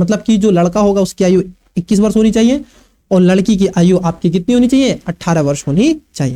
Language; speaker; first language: Hindi; native; Hindi